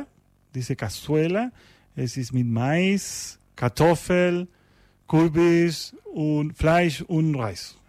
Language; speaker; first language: German; non-native, learner; Spanish